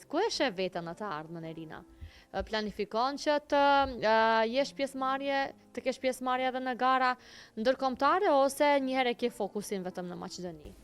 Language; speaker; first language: Albanian; native; Albanian